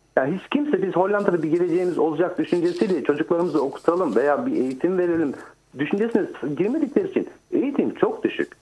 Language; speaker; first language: Turkish; native; Turkish